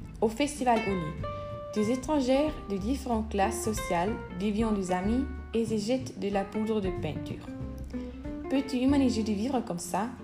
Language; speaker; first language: French; non-native, learner; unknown